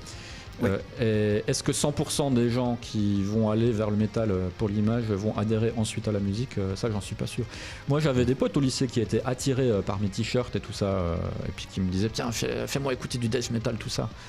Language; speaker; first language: French; native; French